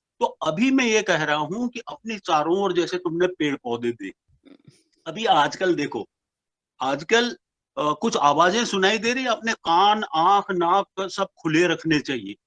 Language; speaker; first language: Hindi; non-native, local second language; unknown